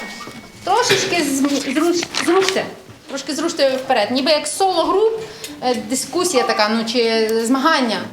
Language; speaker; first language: Ukrainian; native; Ukrainian